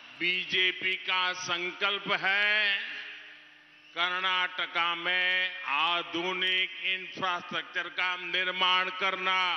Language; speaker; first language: Hindi; non-native, local second language; Gujarati